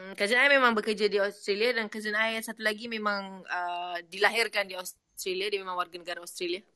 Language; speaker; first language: Malay; native; Malay